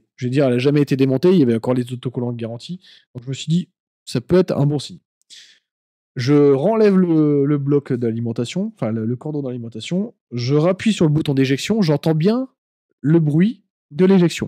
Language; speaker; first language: French; native; French